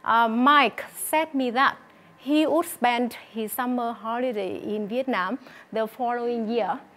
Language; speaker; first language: English; non-native, fluent; Vietnamese